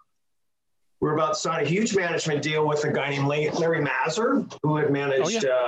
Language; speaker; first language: English; native; English